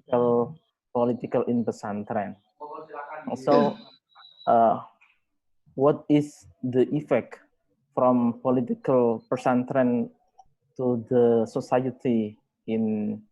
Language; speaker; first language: English; non-native, learner; Indonesian